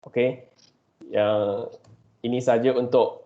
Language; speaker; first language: Malay; non-native, local second language; Chinese